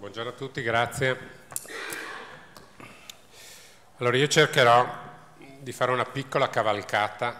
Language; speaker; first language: Italian; native; Italian